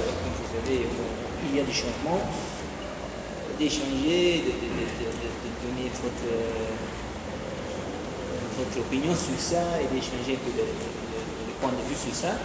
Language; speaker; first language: French; non-native, fluent; Dutch